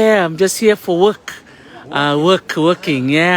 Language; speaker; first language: English; non-native, local second language; Fijian